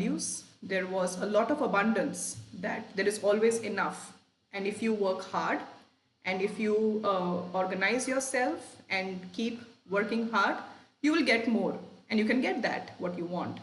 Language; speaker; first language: English; non-native, local second language; Hindi